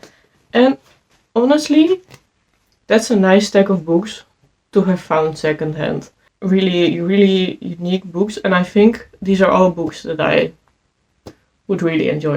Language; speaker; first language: English; non-native, fluent; Dutch